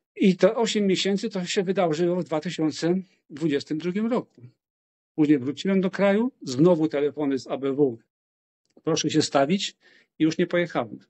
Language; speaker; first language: Polish; native; Polish